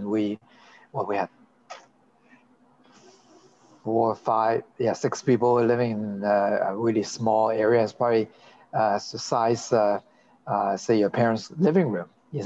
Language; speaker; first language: English; non-native, local second language; Cantonese